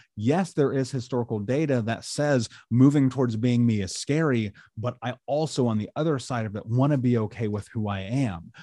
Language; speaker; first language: English; native; English